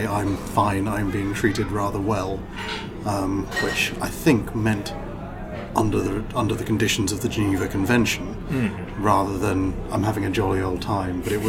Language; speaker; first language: English; native; English